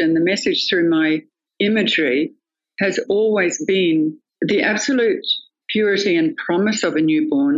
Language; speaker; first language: English; native; English